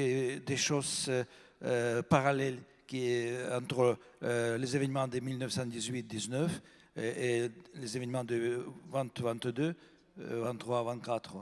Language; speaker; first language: French; non-native, fluent; Russian